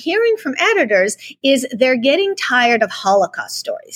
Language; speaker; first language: English; early bilingual, other home language; Russian